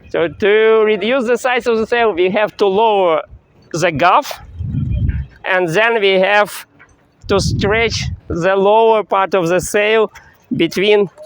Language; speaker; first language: English; non-native, fluent; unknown